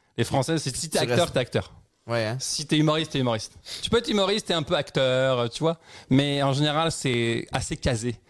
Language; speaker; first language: French; native; French